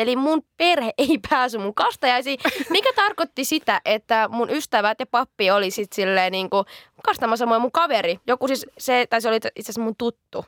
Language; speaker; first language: Finnish; native; Finnish